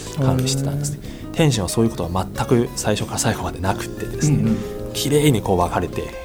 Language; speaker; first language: Japanese; early bilingual, other home language; Chinese